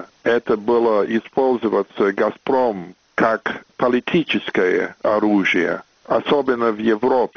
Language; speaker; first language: Russian; non-native, fluent; English